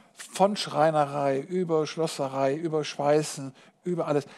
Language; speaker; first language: German; native; German